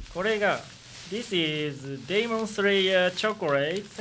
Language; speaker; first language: English; non-native, learner; Japanese